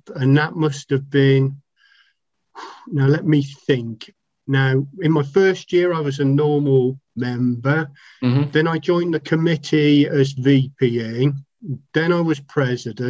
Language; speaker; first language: English; native; English